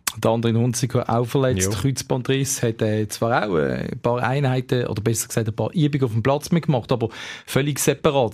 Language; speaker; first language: German; native; German